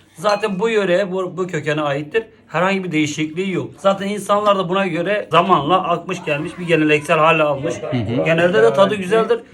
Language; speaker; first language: Turkish; native; Turkish